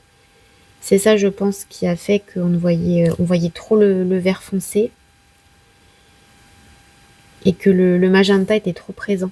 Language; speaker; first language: French; native; French